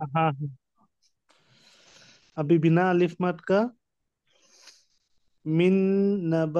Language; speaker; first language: Urdu; native; Urdu